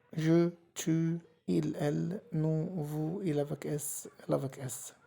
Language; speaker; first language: French; non-native, fluent; Arabic